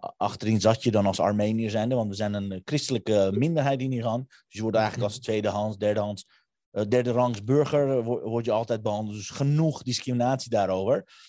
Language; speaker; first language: Dutch; early bilingual, other home language; Armenian